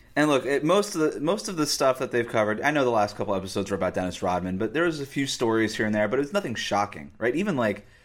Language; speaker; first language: English; native; English